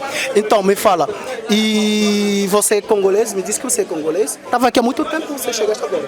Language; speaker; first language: Portuguese; non-native, fluent; Lingala